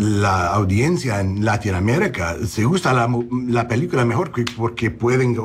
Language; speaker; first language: Spanish; non-native, learner; English